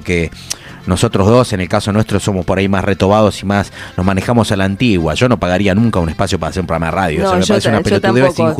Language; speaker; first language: Spanish; native; Spanish